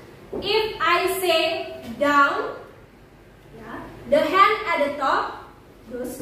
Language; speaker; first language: English; non-native, fluent; Indonesian